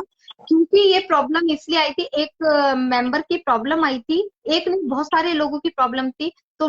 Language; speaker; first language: Hindi; native; Hindi